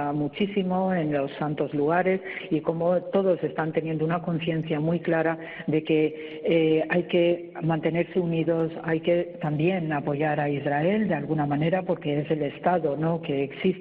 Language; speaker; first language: Spanish; native; Spanish